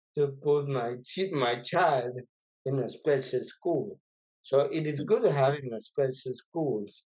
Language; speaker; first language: English; non-native, fluent; Spanish